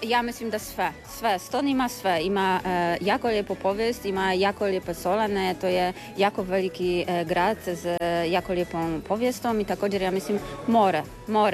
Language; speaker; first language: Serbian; non-native, learner; Polish